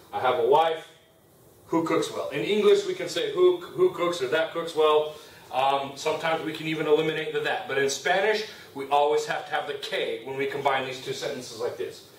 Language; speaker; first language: English; native; English